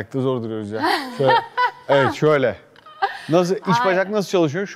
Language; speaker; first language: Turkish; native; Turkish